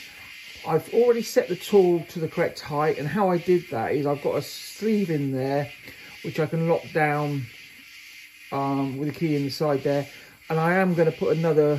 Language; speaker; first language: English; native; English